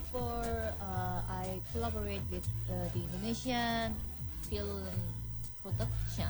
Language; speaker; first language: English; non-native, learner; Korean